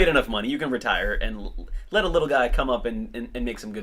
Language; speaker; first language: English; native; English